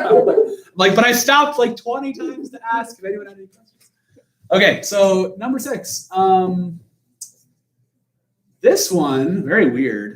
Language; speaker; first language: English; native; English